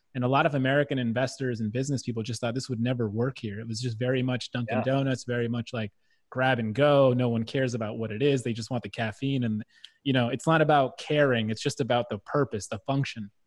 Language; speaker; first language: English; native; English